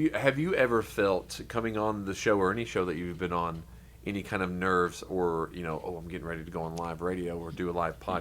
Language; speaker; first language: English; native; English